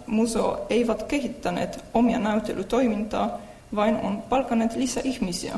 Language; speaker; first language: Finnish; non-native, fluent; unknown